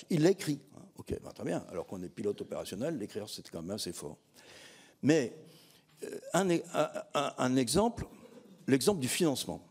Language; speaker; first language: French; native; French